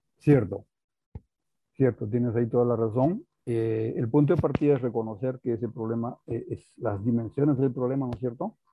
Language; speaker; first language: Spanish; native; Spanish